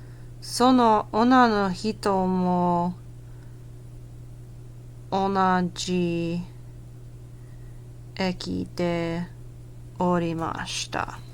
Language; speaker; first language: Japanese; non-native, learner; English